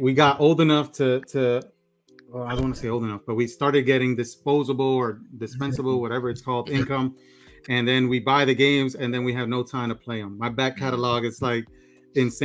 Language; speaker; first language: English; native; English